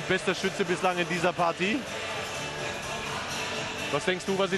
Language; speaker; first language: German; native; German